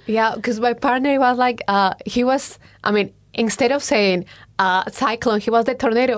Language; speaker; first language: English; non-native, fluent; Spanish